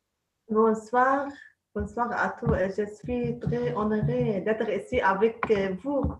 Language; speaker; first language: French; non-native, local second language; Arabic